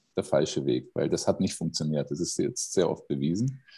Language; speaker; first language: German; non-native, fluent; Hungarian